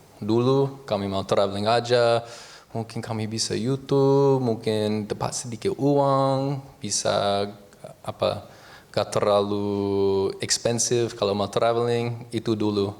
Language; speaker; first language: Indonesian; non-native, learner; English